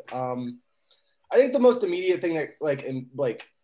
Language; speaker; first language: English; native; English